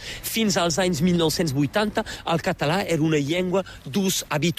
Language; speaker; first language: Catalan; native; Catalan